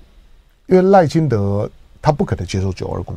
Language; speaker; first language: Chinese; native; Chinese